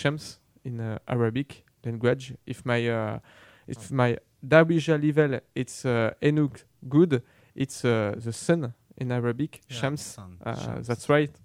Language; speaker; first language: English; non-native, learner; French